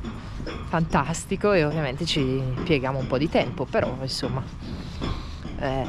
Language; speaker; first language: Italian; native; Italian